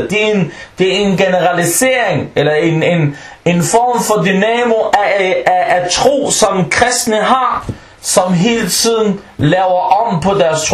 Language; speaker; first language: Danish; non-native, fluent; Arabic